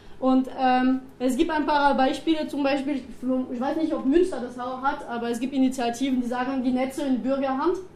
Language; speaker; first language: German; non-native, fluent; French